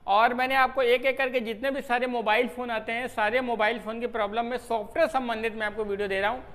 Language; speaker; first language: Hindi; native; Hindi